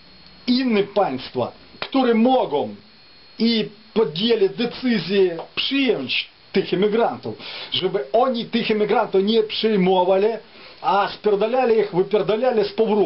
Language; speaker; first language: Polish; non-native, fluent; Ukrainian